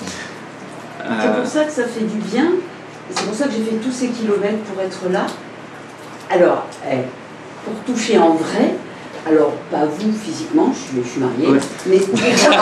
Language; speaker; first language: French; native; French